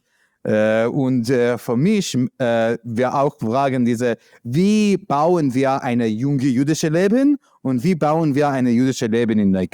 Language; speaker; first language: German; non-native, learner; English